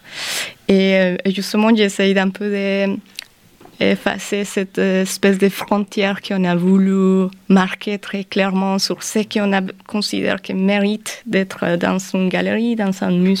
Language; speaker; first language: French; non-native, fluent; Spanish